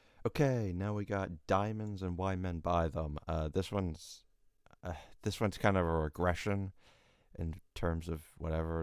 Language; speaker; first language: English; native; English